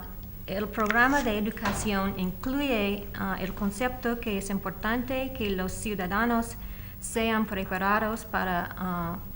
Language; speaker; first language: Spanish; non-native, fluent; English